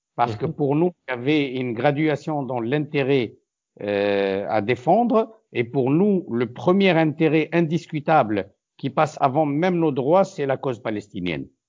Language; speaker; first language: French; non-native, local second language; Arabic